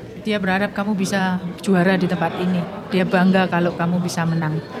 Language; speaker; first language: Indonesian; native; Indonesian